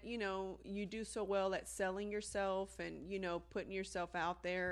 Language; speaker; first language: English; early bilingual, other home language; Spanish